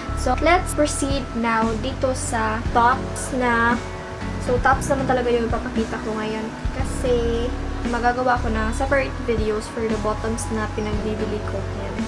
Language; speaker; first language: Filipino; non-native, local second language; Cebuano